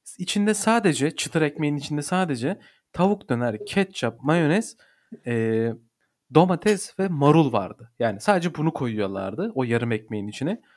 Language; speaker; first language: Turkish; native; Turkish